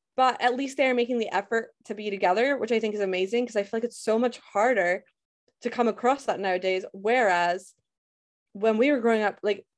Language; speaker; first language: English; native; English